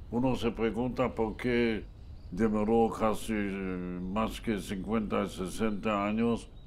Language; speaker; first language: Spanish; non-native, fluent; Polish